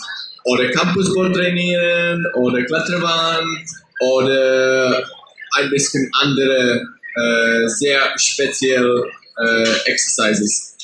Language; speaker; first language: German; non-native, learner; Czech